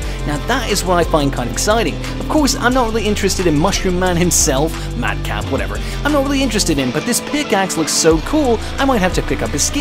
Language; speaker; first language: English; native; English